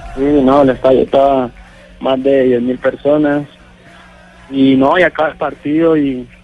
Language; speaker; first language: Spanish; native; Spanish